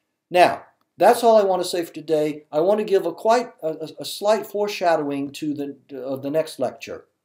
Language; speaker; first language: English; native; English